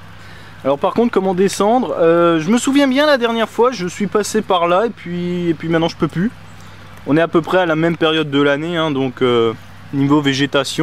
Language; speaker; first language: French; native; French